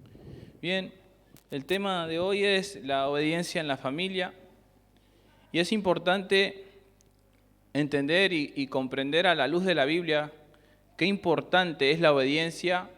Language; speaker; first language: Spanish; native; Spanish